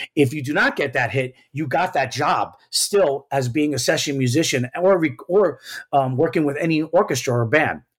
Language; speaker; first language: English; early bilingual, other home language; Spanish